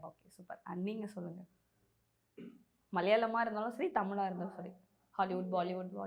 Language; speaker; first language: Tamil; native; Tamil